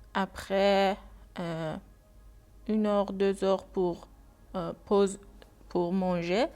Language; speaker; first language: French; non-native, learner; Persian